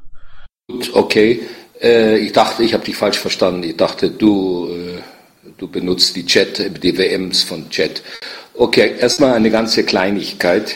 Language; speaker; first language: German; native; German